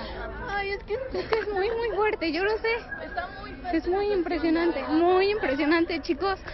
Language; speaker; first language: Spanish; native; Spanish